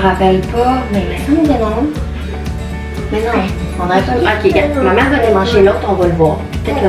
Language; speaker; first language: French; native; French